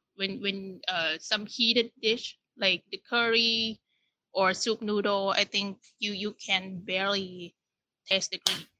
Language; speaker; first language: English; non-native, fluent; Thai